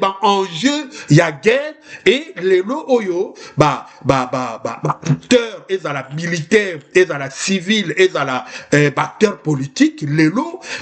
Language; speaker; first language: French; non-native, local second language; Lingala